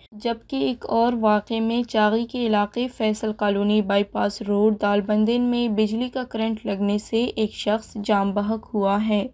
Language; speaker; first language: Urdu; non-native, local second language; Baluchi